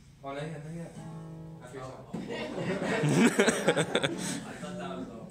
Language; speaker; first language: Spanish; non-native, learner; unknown